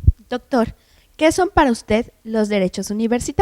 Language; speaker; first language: Spanish; native; Spanish